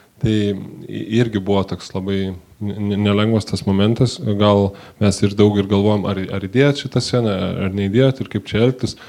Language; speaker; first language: Lithuanian; native; Lithuanian